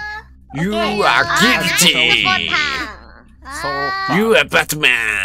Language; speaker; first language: English; non-native, learner; Japanese